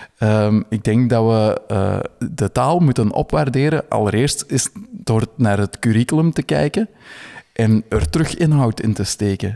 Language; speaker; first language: Dutch; native; Dutch